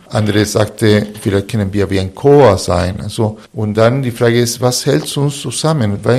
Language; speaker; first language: German; non-native, fluent; Spanish